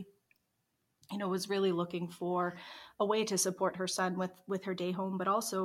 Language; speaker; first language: English; native; English